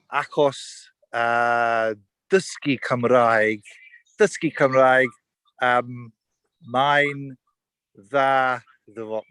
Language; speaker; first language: Welsh; non-native, learner; English